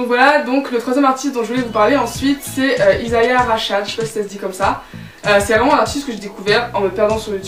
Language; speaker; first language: French; native; French